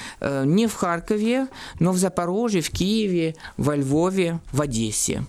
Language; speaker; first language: Russian; non-native, fluent; French